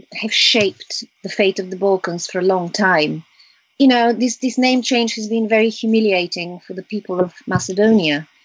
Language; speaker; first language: English; early bilingual, other home language; Bulgarian